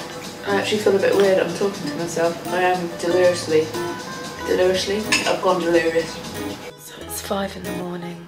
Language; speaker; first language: English; native; English